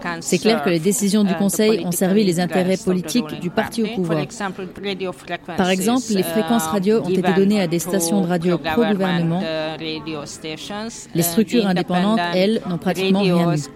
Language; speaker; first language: French; non-native, fluent; Hungarian